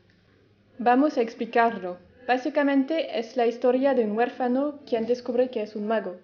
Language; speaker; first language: Spanish; non-native, learner; French